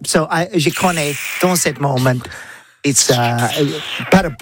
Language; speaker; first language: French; non-native, learner; English